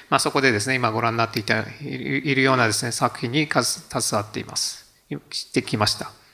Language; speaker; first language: Japanese; native; Japanese